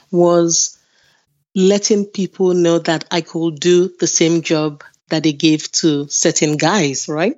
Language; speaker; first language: English; non-native, local second language; Yoruba